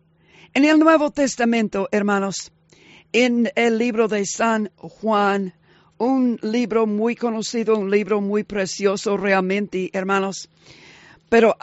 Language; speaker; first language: Spanish; non-native, fluent; English